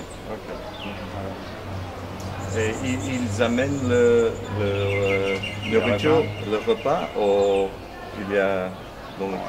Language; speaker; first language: French; non-native, fluent; English